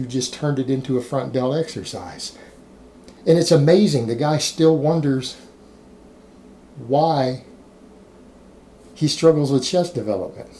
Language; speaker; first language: English; native; English